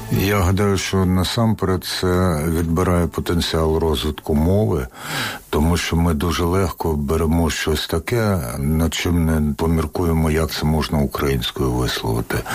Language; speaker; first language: Ukrainian; non-native, local second language; Russian